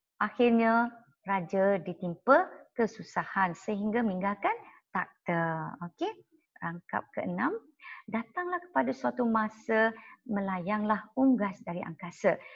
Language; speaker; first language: Malay; non-native, local second language; Chinese